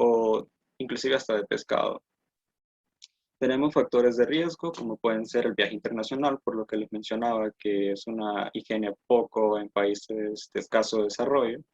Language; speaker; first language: Spanish; native; Spanish